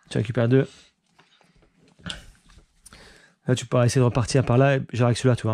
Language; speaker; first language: French; native; French